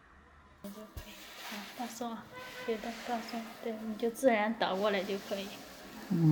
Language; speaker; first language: Chinese; native; Chinese